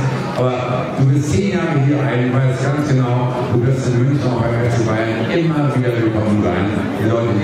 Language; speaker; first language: German; native; German